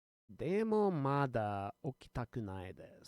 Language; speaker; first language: Japanese; non-native, learner; English